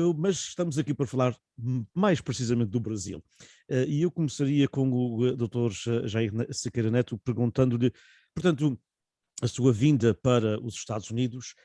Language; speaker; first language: Portuguese; native; Portuguese